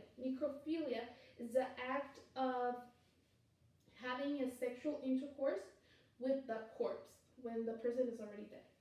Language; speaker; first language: English; non-native, fluent; Spanish